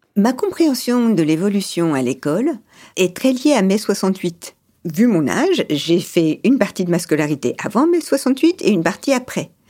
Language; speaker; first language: French; early bilingual, other home language; English